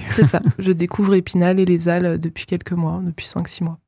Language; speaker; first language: French; native; French